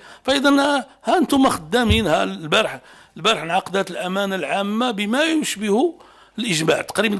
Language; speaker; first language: Arabic; native; Arabic